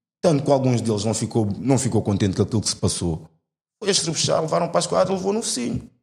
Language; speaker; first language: Portuguese; native; Portuguese